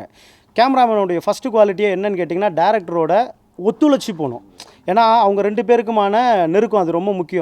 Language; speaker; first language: Tamil; native; Tamil